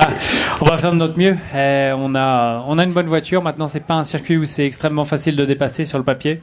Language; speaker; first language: French; native; French